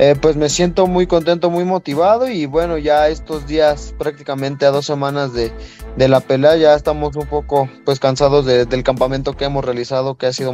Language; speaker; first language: Spanish; native; Spanish